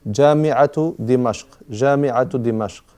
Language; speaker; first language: Arabic; non-native, fluent; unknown